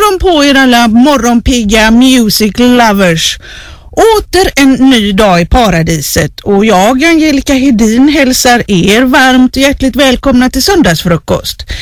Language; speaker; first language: Swedish; native; Swedish